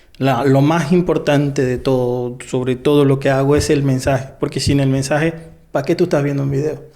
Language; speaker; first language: Spanish; native; Spanish